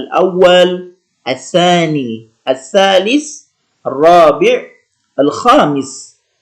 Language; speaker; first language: Arabic; non-native, fluent; Indonesian